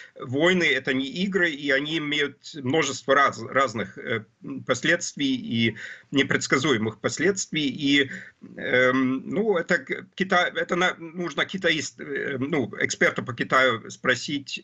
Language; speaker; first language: Russian; non-native, fluent; German